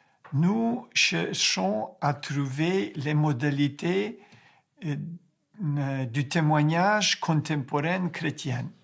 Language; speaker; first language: French; non-native, fluent; Ukrainian